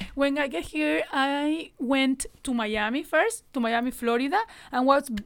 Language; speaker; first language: English; non-native, learner; Spanish